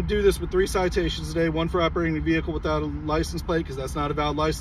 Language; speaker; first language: English; native; English